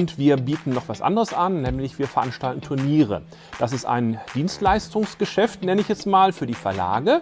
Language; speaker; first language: German; native; German